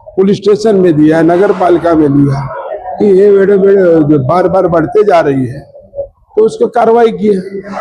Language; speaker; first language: Hindi; non-native, local second language; Marathi